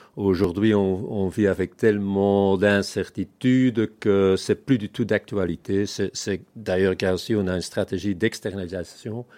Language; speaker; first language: French; non-native, fluent; Dutch